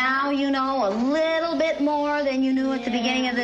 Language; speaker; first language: English; native; English